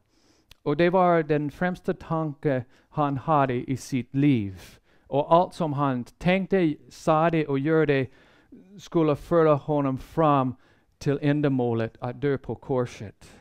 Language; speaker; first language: Swedish; non-native, fluent; English